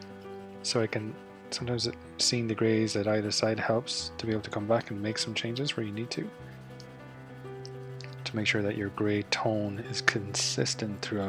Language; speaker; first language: English; native; English